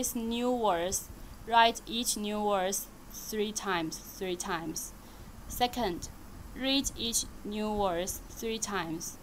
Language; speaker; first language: English; non-native, learner; Chinese